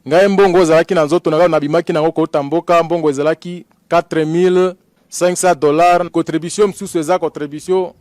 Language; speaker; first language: Lingala; non-native, local second language; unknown